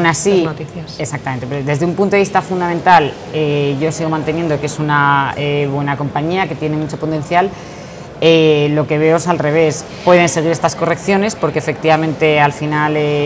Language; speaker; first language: Spanish; native; Spanish